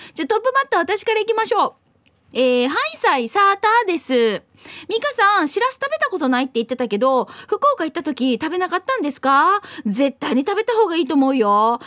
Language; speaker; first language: Japanese; native; Japanese